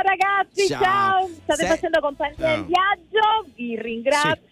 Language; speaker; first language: Italian; non-native, fluent; Spanish